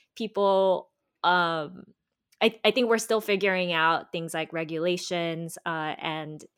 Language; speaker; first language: English; native; English